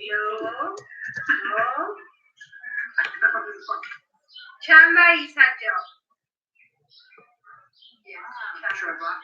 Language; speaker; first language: English; non-native, learner; Spanish